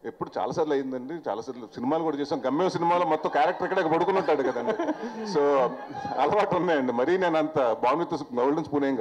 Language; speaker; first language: Telugu; native; Telugu